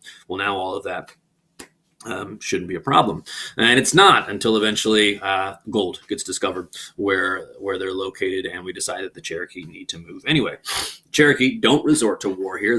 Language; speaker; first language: English; native; English